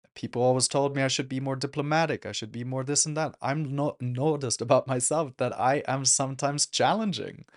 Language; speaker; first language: English; non-native, fluent; German